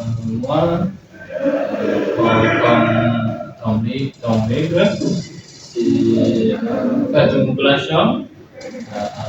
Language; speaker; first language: French; non-native, learner; Indonesian